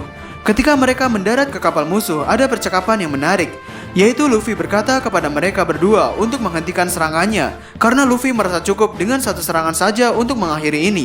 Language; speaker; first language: Indonesian; native; Indonesian